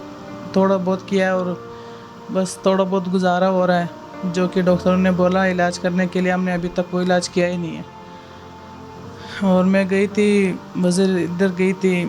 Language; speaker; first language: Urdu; non-native, fluent; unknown